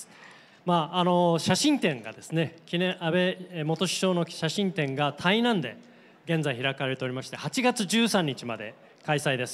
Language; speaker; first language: Japanese; native; Japanese